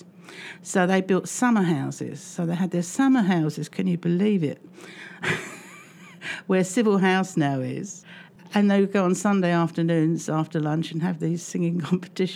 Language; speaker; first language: English; native; English